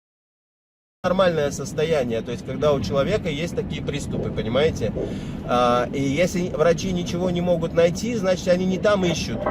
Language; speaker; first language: Russian; native; Russian